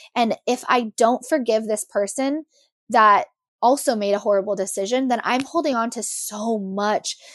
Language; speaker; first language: English; native; English